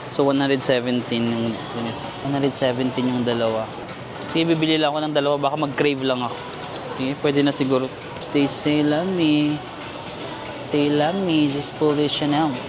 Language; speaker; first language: Filipino; native; Filipino